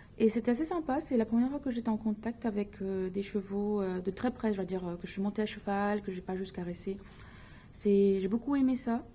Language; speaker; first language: French; early bilingual, other home language; Spanish